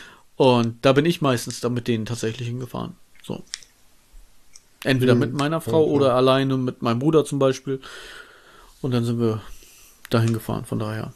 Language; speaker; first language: German; native; German